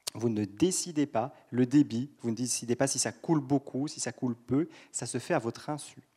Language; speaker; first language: French; native; French